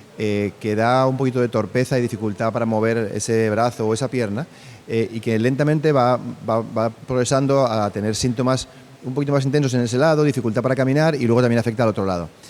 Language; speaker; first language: Spanish; native; Spanish